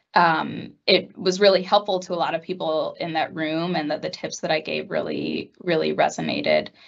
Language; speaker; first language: English; native; English